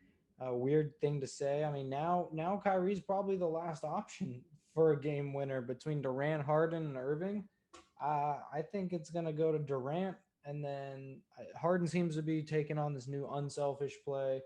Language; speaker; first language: English; native; English